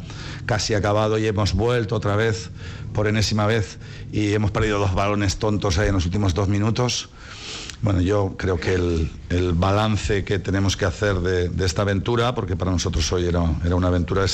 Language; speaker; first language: Spanish; native; Spanish